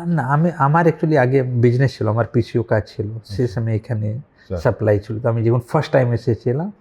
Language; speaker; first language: Bangla; non-native, local second language; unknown